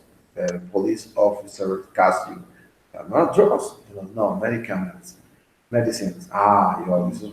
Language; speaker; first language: English; non-native, learner; Spanish